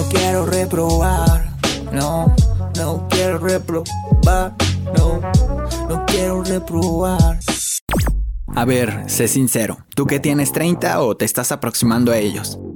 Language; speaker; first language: Spanish; native; Spanish